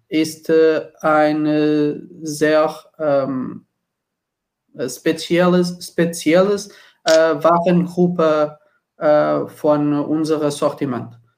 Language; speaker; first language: German; non-native, learner; Portuguese